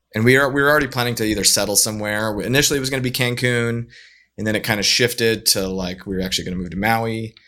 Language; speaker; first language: English; native; English